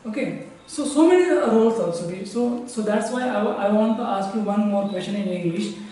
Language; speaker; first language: English; non-native, local second language; Marathi